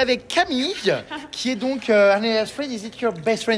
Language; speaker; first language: French; native; French